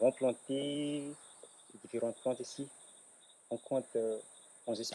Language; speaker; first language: French; non-native, local second language; Malagasy